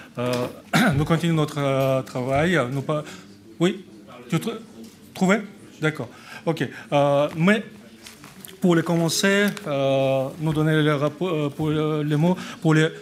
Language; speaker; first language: French; non-native, learner; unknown